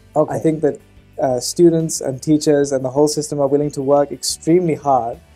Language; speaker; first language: English; native; English